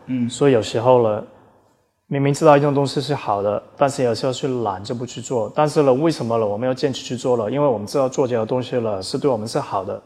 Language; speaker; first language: Chinese; early bilingual, heritage; Chinese